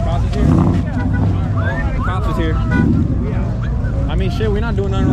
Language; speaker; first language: English; native; English